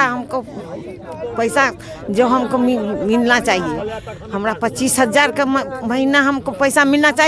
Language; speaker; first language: Hindi; non-native, local second language; Maithili